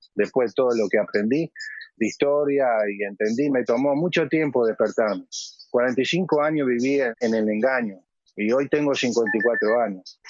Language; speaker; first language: Spanish; native; Spanish